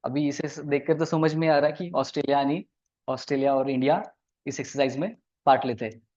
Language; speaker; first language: Hindi; non-native, local second language; Marathi